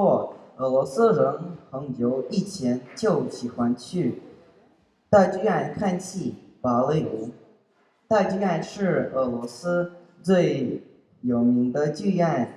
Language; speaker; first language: Chinese; non-native, learner; Russian